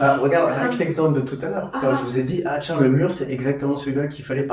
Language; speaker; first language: French; native; French